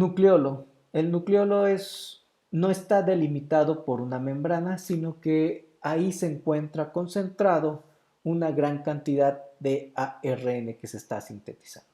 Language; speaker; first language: Spanish; native; Spanish